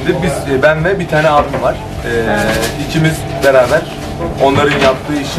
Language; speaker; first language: Turkish; native; Turkish